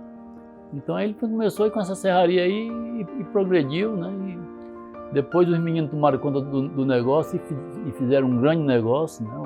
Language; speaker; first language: Portuguese; native; Portuguese